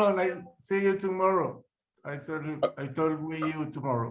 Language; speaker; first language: English; non-native, learner; Spanish